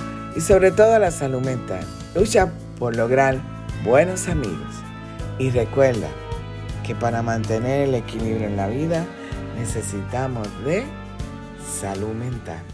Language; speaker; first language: Spanish; native; Spanish